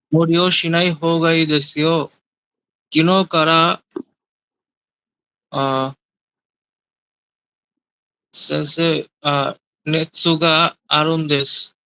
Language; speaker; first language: Japanese; non-native, learner; Bangla